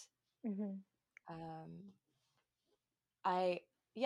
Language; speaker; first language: English; native; English